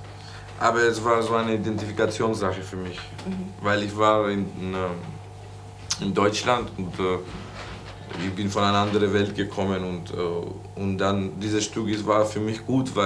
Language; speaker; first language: German; non-native, fluent; Greek